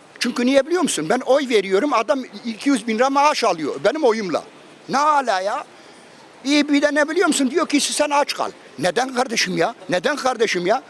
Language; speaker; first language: Turkish; native; Turkish